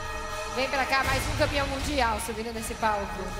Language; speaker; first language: Portuguese; native; Portuguese